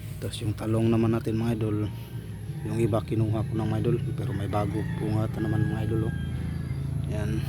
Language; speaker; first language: Filipino; non-native, local second language; Cebuano